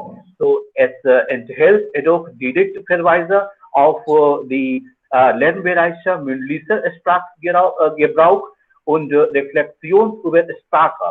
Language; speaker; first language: German; non-native, fluent; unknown